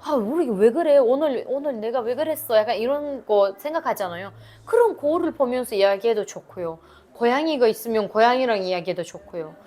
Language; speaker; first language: Korean; non-native, fluent; Turkish